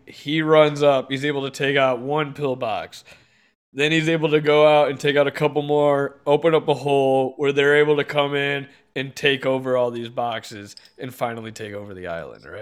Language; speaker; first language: English; native; English